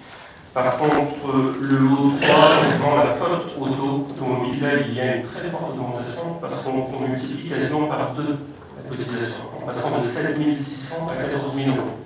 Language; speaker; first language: French; native; French